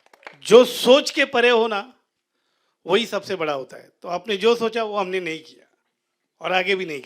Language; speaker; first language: Hindi; native; Hindi